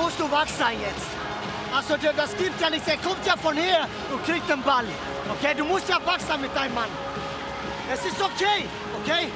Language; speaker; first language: German; non-native, learner; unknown